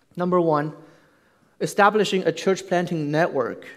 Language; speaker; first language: English; non-native, fluent; Chinese